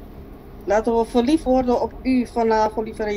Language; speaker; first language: Dutch; non-native, local second language; Papiamento